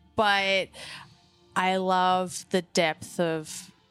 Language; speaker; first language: English; native; English